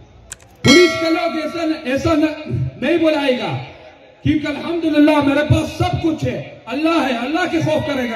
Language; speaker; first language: Hindi; non-native, learner; Arabic